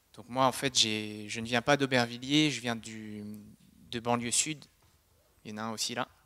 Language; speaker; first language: French; native; French